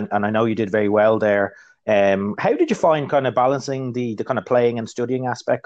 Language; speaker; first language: English; native; English